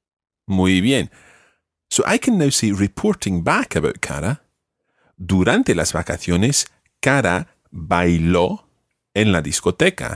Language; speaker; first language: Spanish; non-native, fluent; English